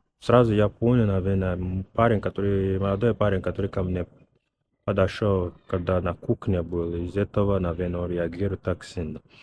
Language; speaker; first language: Russian; non-native, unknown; English